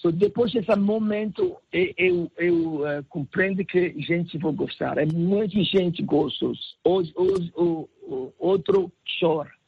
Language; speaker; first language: Portuguese; non-native, learner; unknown